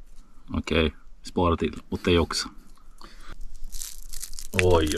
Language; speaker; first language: Swedish; native; Swedish